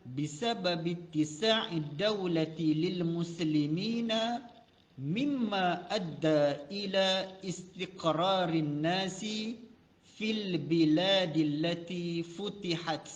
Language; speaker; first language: Arabic; non-native, fluent; Malay